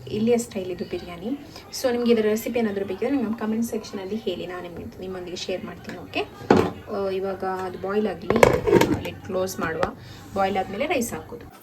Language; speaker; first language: Kannada; non-native, local second language; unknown